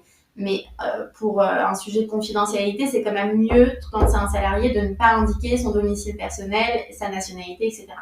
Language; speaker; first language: French; native; French